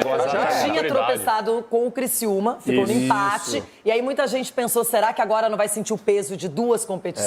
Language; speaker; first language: Portuguese; native; Portuguese